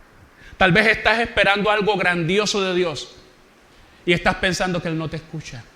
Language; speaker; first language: Spanish; native; Spanish